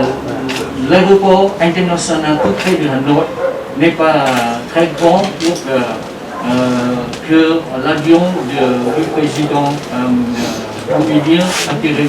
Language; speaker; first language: French; non-native, learner; Vietnamese